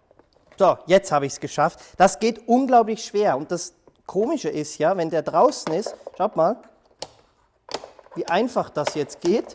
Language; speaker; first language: German; native; German